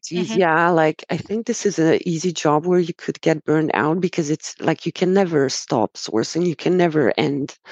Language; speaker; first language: English; non-native, fluent; Romanian